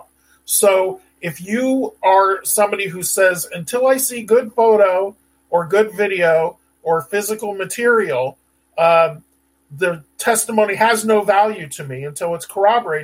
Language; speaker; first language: English; native; English